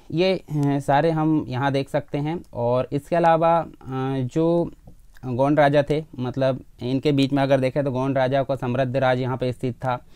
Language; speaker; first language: Hindi; native; Hindi